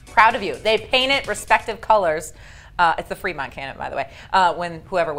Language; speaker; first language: English; native; English